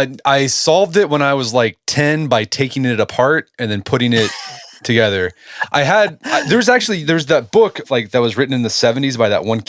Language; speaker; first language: English; native; English